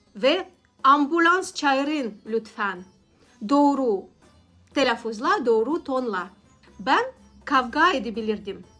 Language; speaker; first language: Turkish; non-native, learner; Russian